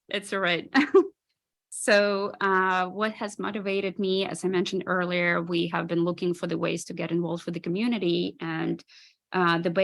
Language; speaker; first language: English; non-native, fluent; Ukrainian